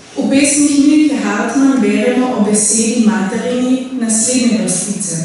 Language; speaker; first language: Slovenian; non-native, local second language; German